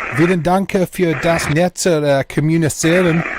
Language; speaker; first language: German; non-native, learner; English